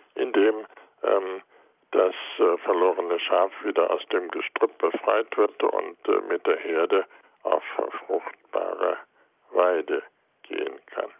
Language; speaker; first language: German; native; German